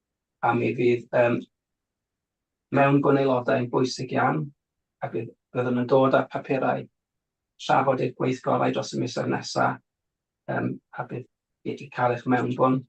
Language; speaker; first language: Welsh; native; Welsh